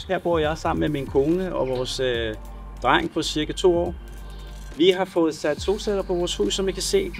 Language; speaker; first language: Danish; non-native, fluent; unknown